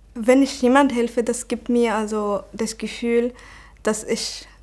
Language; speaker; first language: German; non-native, fluent; Arabic